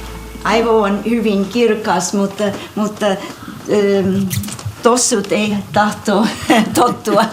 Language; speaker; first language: Finnish; early bilingual, heritage; English